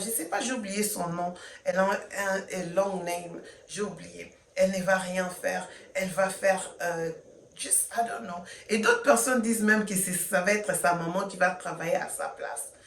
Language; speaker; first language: French; non-native, local second language; Lingala